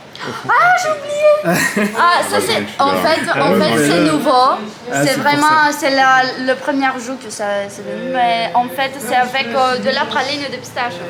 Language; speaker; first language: French; non-native, fluent; Greek